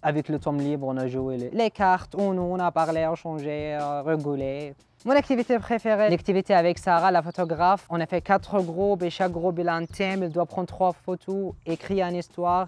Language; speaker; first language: French; non-native, learner; Arabic